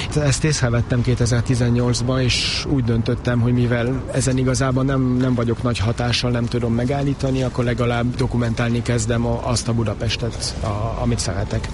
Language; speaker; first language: Hungarian; early bilingual, heritage; Hungarian